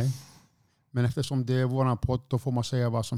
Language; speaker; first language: Swedish; non-native, fluent; Icelandic